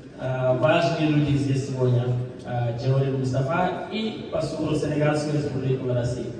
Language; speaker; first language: Russian; non-native, learner; Wolof